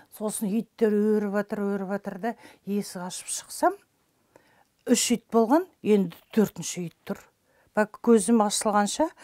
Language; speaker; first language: Kazakh; non-native, local second language; German